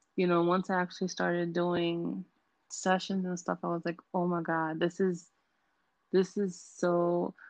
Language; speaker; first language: English; native; English